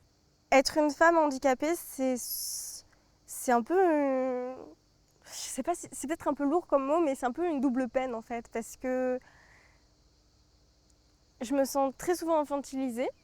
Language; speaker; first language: French; native; French